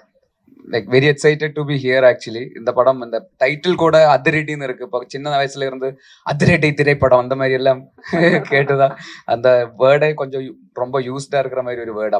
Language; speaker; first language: Tamil; non-native, local second language; Malayalam